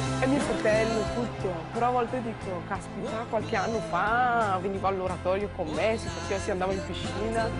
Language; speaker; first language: Italian; early bilingual, other home language; Akan